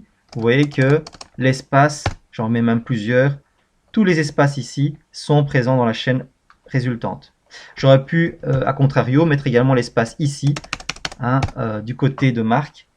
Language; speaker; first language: French; native; French